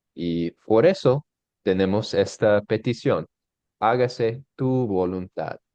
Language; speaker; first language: Spanish; non-native, fluent; English